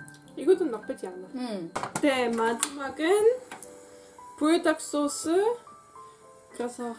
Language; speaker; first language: Korean; non-native, fluent; Dutch